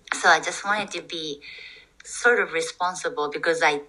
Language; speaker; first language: English; non-native, fluent; Japanese